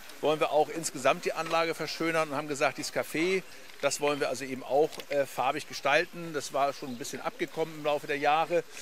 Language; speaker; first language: German; native; German